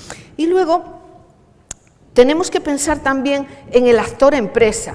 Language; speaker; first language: Spanish; native; Spanish